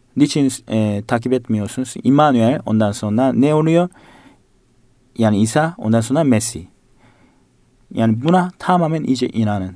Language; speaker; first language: Turkish; non-native, fluent; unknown